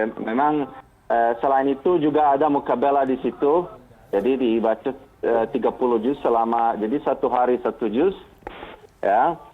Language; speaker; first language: Indonesian; non-native, fluent; Bosnian